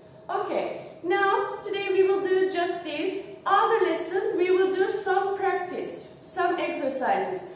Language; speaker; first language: English; non-native, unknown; Turkish